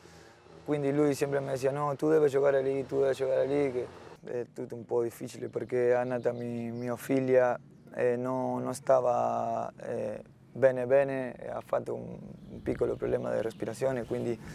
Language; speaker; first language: Italian; non-native, fluent; Spanish